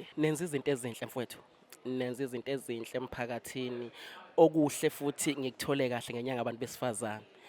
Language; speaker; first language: Zulu; native; Zulu